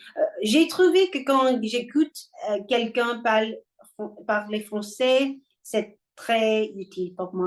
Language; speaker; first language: French; non-native, learner; English